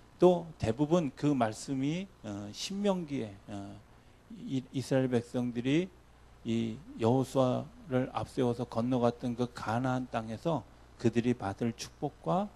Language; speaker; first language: Korean; native; Korean